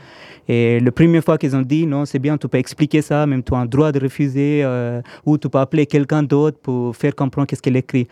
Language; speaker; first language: French; non-native, fluent; Tamil